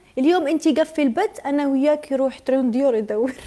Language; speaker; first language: Arabic; native; Arabic